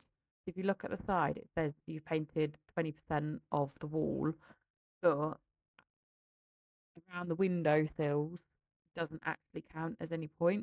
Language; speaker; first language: English; native; English